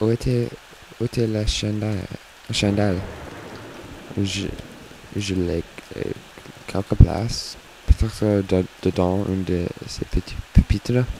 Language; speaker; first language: French; non-native, learner; English